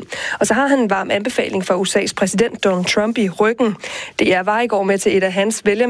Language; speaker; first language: Danish; native; Danish